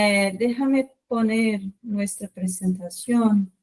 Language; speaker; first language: Spanish; non-native, fluent; Portuguese